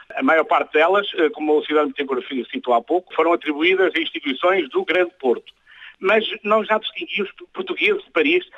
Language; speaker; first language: Portuguese; native; Portuguese